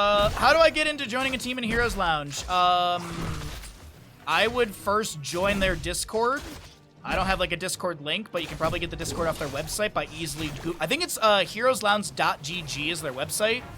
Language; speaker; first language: English; native; English